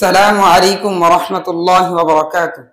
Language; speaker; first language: Arabic; non-native, learner; Bangla